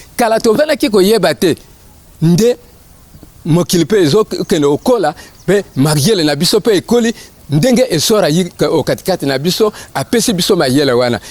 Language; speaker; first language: Lingala; native; Lingala